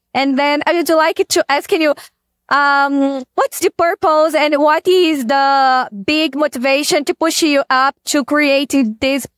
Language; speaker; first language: English; non-native, fluent; Portuguese